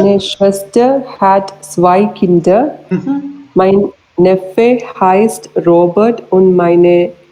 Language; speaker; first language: German; non-native, learner; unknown